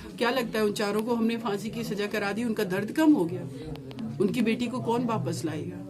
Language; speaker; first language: Hindi; native; Hindi